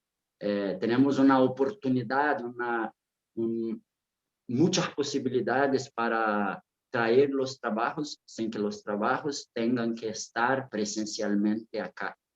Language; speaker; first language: Spanish; non-native, fluent; Portuguese